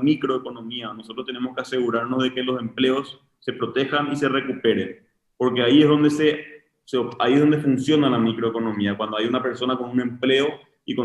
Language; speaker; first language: Spanish; native; Spanish